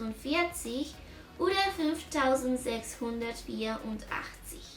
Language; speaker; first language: German; non-native, fluent; Spanish